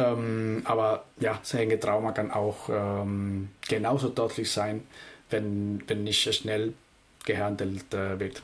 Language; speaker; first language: German; non-native, fluent; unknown